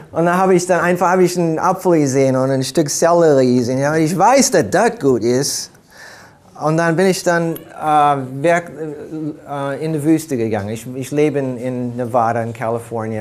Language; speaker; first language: German; early bilingual, heritage; German